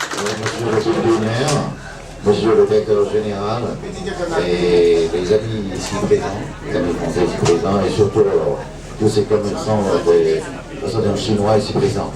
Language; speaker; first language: French; non-native, fluent; Chinese